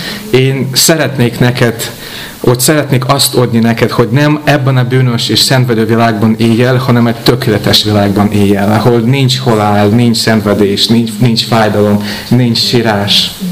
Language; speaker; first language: Hungarian; non-native, fluent; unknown